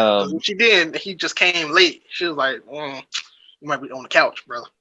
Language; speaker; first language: English; native; English